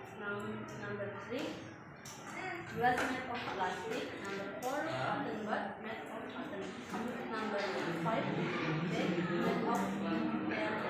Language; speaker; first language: English; non-native, learner; Indonesian